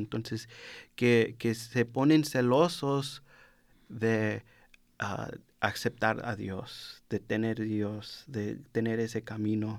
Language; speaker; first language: Spanish; non-native, learner; English